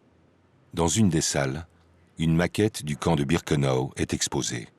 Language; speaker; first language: French; native; French